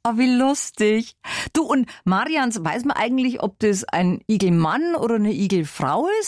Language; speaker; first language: German; native; German